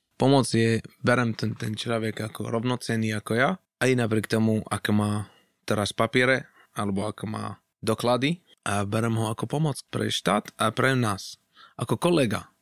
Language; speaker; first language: Slovak; non-native, fluent; Arabic